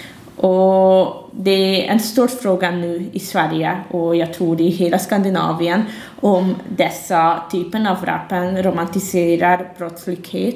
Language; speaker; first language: Swedish; non-native, fluent; Hungarian